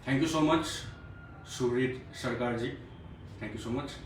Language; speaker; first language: Hindi; non-native, local second language; Assamese